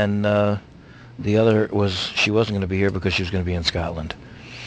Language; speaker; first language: English; native; English